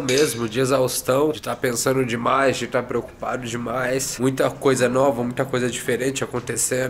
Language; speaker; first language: Portuguese; native; Portuguese